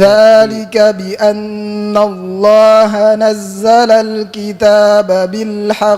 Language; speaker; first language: Arabic; non-native, fluent; Indonesian